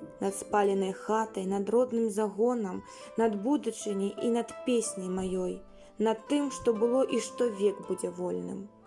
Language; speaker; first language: Belarusian; native; Belarusian